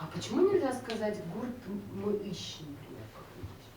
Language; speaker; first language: Russian; native; Russian